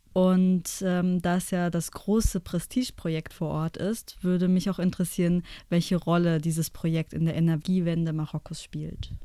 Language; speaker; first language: German; native; German